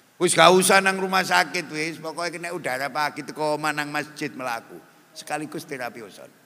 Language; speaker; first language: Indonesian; non-native, local second language; Javanese